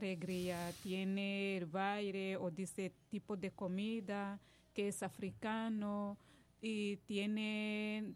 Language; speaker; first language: Spanish; non-native, fluent; Kinyarwanda